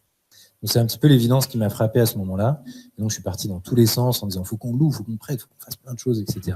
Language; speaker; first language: French; native; French